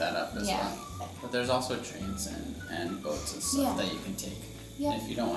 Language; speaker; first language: English; native; English